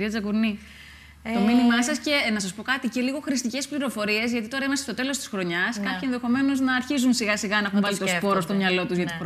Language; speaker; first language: Greek; native; Greek